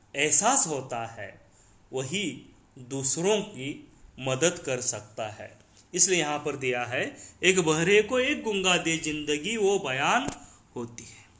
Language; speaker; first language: Hindi; non-native, local second language; Marathi